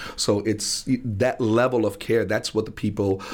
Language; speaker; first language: English; native; English